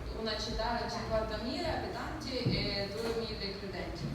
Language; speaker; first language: Italian; non-native, learner; Ukrainian